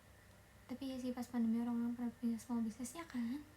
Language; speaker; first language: Indonesian; native; Indonesian